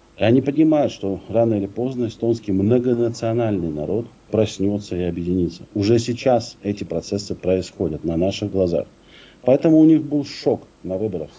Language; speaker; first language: Russian; native; Russian